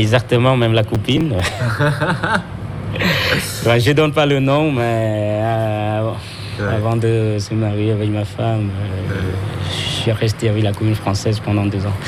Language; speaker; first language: French; non-native, local second language; Khmer